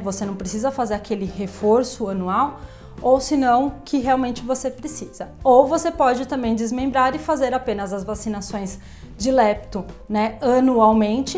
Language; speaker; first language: Portuguese; native; Portuguese